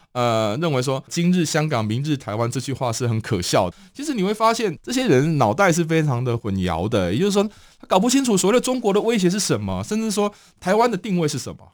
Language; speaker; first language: Chinese; native; Chinese